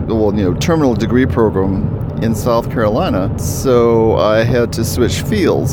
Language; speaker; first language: English; native; English